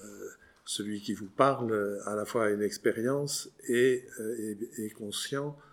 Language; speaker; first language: French; native; French